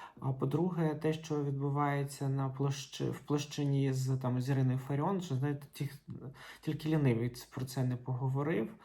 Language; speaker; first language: Ukrainian; native; Ukrainian